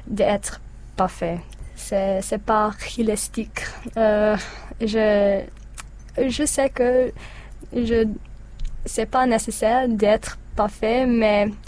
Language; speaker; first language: French; non-native, learner; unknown